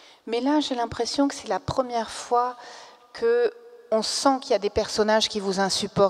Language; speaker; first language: French; native; French